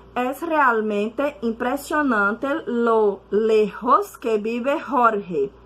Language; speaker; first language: Spanish; non-native, fluent; Portuguese